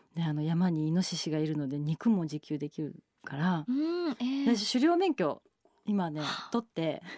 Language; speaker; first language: Japanese; native; Japanese